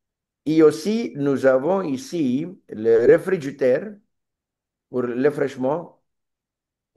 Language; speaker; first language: French; non-native, learner; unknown